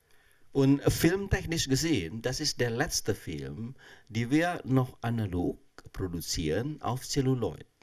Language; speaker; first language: German; non-native, fluent; Indonesian